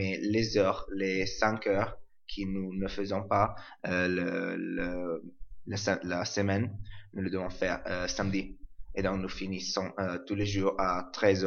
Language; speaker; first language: French; non-native, learner; Italian